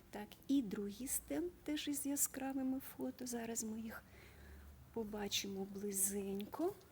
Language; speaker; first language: Ukrainian; native; Ukrainian